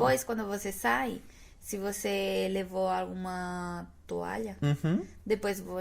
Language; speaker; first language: Portuguese; non-native, fluent; Spanish